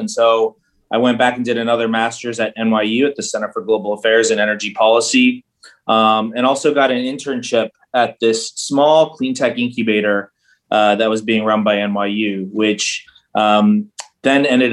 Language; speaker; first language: English; native; English